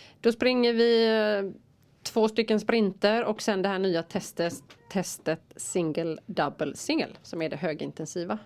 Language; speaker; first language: Swedish; native; Swedish